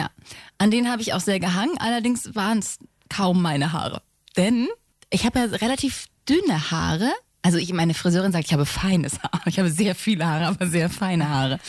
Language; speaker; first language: German; native; German